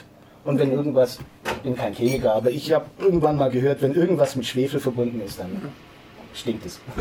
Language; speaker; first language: German; native; German